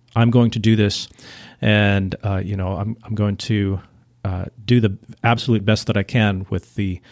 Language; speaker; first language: English; non-native, fluent; Dutch